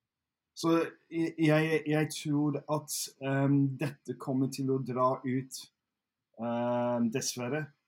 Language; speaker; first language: Norwegian; non-native, fluent; English